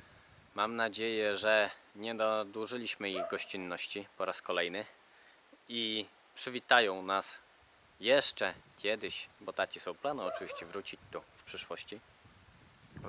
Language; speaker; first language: Polish; native; Polish